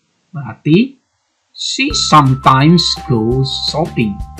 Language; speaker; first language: English; non-native, fluent; Indonesian